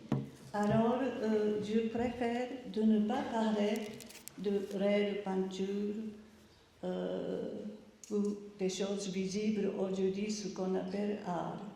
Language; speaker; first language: French; non-native, learner; Japanese